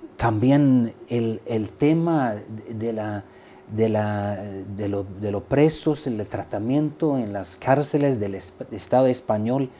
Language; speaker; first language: Spanish; non-native, fluent; Swedish